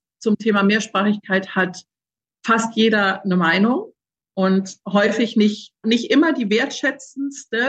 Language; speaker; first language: German; native; German